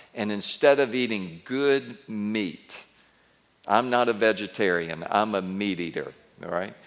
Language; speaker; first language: English; native; English